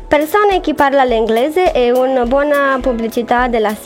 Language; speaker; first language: Italian; non-native, learner; Romanian